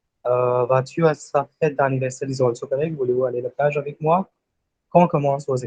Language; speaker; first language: French; non-native, fluent; Hindi